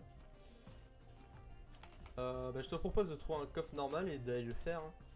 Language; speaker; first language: French; native; French